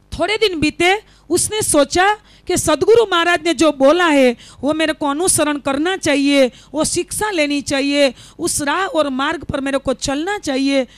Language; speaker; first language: Hindi; non-native, local second language; Gujarati